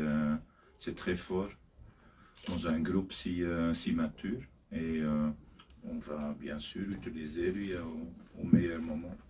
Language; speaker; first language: French; non-native, fluent; Dutch